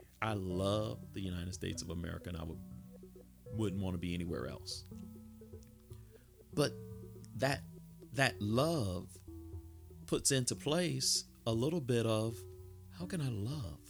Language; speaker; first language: English; native; English